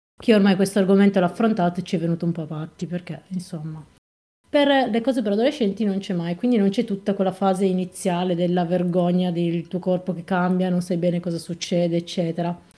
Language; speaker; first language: Italian; native; Italian